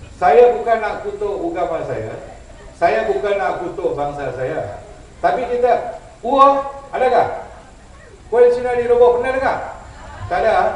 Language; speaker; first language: Malay; non-native, local second language; Tamil